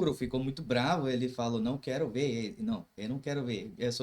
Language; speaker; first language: Portuguese; non-native, learner; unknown